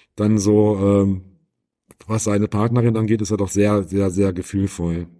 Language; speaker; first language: German; native; German